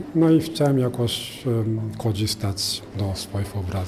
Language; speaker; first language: Polish; non-native, fluent; Japanese